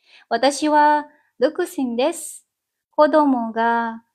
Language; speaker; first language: Japanese; non-native, learner; Indonesian